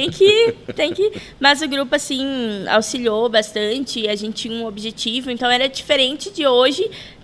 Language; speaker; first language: Portuguese; native; Portuguese